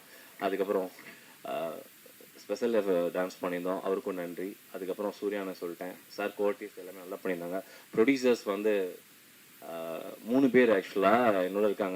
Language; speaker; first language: Tamil; native; Tamil